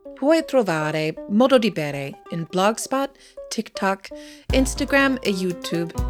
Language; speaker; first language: Italian; non-native, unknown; English